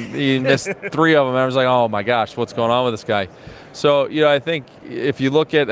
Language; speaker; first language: English; native; English